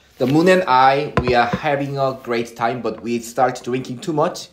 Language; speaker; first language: English; non-native, fluent; Korean